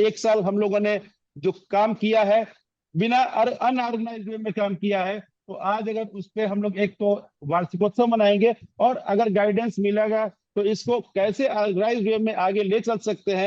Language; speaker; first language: Hindi; native; Hindi